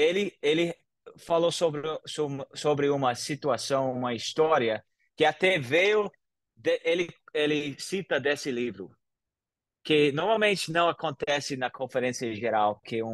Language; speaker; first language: Portuguese; non-native, fluent; English